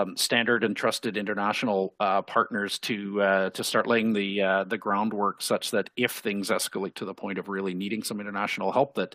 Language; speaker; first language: English; native; English